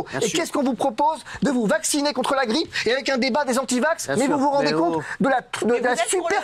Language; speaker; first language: French; native; French